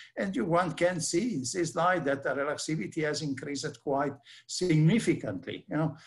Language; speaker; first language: English; non-native, fluent; Italian